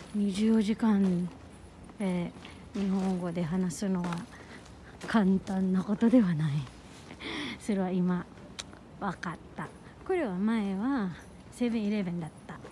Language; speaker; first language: Japanese; non-native, learner; Filipino